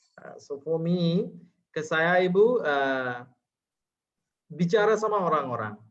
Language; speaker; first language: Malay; non-native, learner; Sinhala